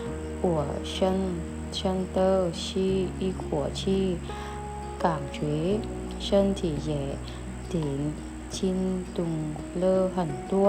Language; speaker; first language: Chinese; non-native, learner; Vietnamese